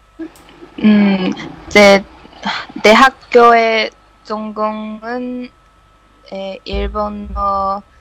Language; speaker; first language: Korean; non-native, learner; Chinese